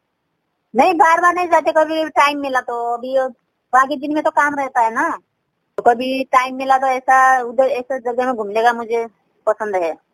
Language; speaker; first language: Hindi; non-native, local second language; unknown